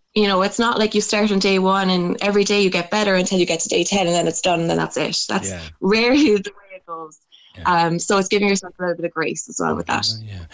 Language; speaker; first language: English; native; English